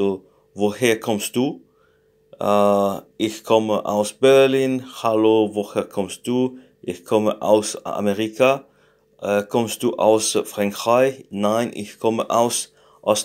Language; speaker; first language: German; non-native, learner; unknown